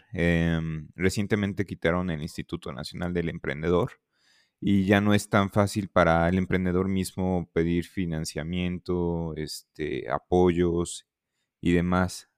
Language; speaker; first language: Spanish; native; Spanish